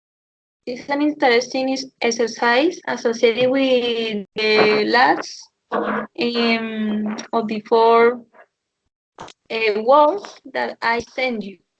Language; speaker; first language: English; non-native, learner; Spanish